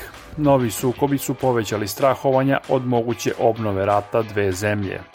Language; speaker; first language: Serbian; native; Serbian